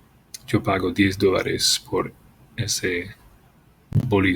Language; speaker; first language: Spanish; non-native, fluent; English